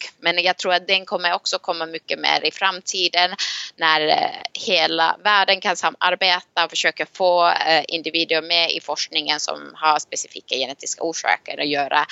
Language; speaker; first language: Swedish; non-native, local second language; Finnish